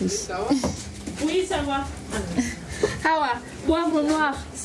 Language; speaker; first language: French; non-native, learner; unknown